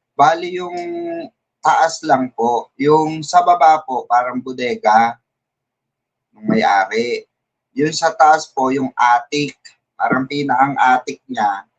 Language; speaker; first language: Filipino; native; Filipino